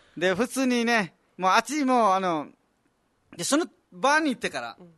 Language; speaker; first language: Japanese; non-native, fluent; Nepali